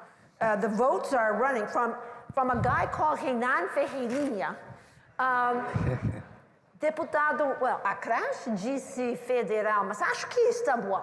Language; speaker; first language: Portuguese; non-native, learner; English